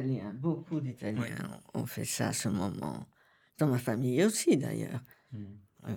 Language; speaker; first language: French; non-native, fluent; Italian